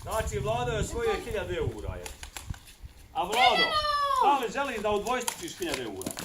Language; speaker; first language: Bosnian; native; Bosnian